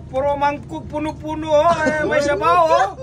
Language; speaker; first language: Filipino; non-native, learner; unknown